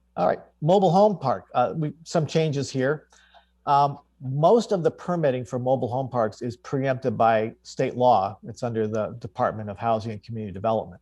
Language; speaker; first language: English; native; English